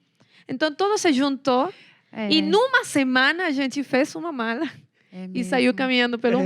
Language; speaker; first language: Portuguese; non-native, fluent; Spanish